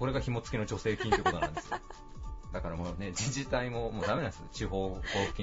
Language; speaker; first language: Japanese; native; Japanese